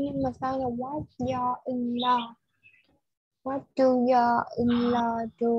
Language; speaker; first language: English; non-native, learner; Vietnamese